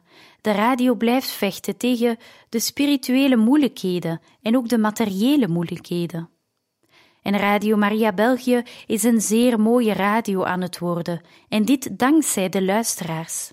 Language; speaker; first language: Dutch; native; Dutch